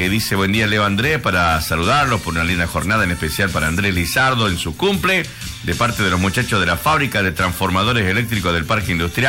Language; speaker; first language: Spanish; native; Spanish